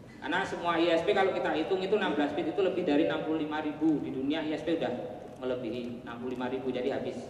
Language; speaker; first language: Indonesian; non-native, local second language; Javanese